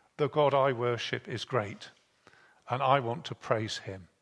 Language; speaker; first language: English; native; English